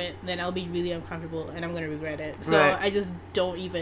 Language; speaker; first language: English; non-native, local second language; Malay